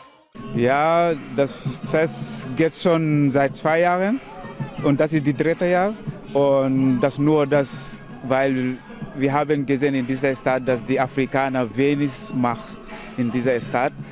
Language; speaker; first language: German; non-native, learner; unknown